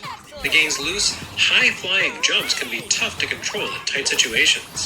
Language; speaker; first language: English; native; English